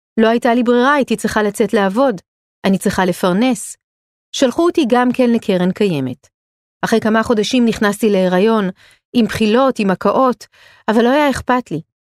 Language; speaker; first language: Hebrew; native; Hebrew